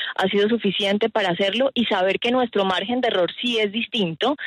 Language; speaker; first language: Spanish; native; Spanish